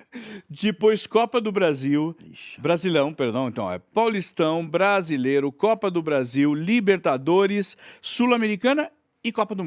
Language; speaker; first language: Portuguese; native; Portuguese